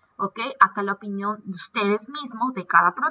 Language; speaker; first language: Spanish; native; Spanish